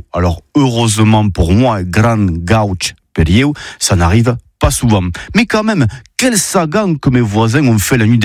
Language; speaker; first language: French; native; French